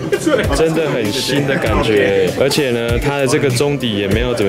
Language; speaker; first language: Chinese; native; Chinese